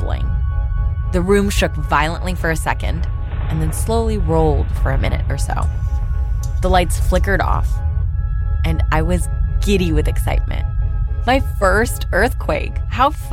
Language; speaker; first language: English; non-native, local second language; Urdu